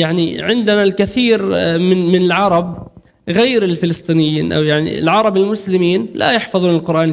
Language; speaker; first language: Arabic; native; Arabic